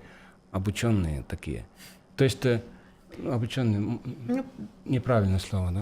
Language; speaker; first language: Russian; non-native, fluent; Estonian